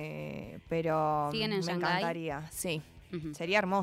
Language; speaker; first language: Spanish; early bilingual, other home language; Chinese